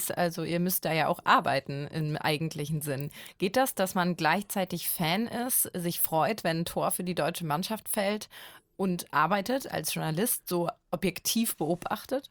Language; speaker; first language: German; native; German